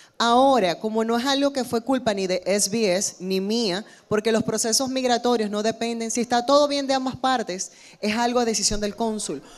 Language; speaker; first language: Spanish; native; Spanish